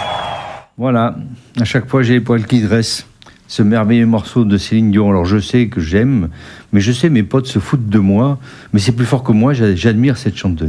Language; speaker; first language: French; native; French